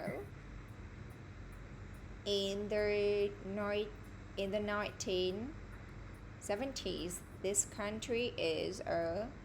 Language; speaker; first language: English; non-native, fluent; Vietnamese